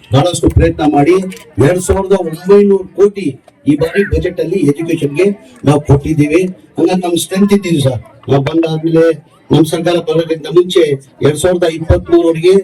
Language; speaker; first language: Kannada; non-native, local second language; Urdu